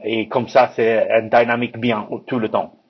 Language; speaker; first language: French; non-native, learner; English